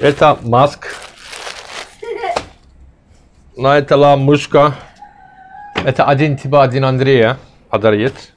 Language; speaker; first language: Russian; non-native, learner; Turkish